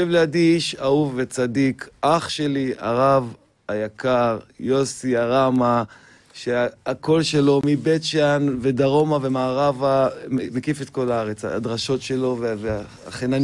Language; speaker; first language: Hebrew; native; Hebrew